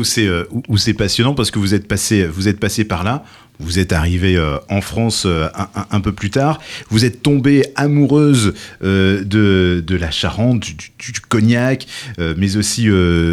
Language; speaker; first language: French; native; French